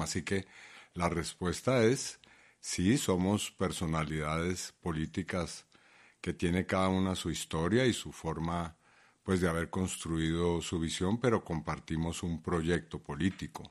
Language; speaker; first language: Spanish; native; Spanish